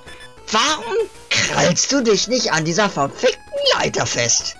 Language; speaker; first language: German; native; German